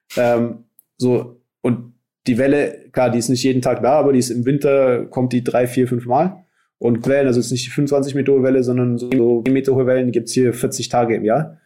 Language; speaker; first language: German; native; German